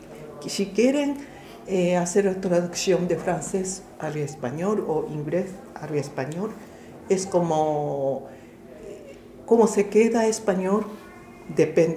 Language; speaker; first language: Spanish; non-native, fluent; Japanese